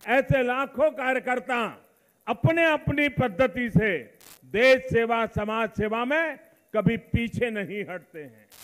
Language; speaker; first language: Hindi; non-native, local second language; Gujarati